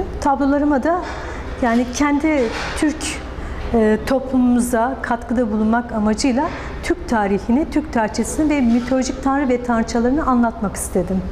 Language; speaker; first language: Turkish; native; Turkish